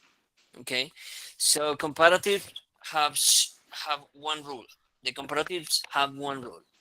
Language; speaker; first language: English; non-native, fluent; Spanish